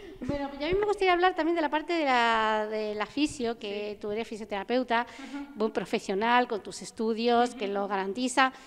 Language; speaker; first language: Spanish; native; Spanish